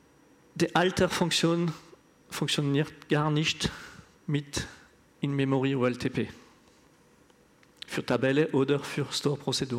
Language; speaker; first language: German; non-native, learner; French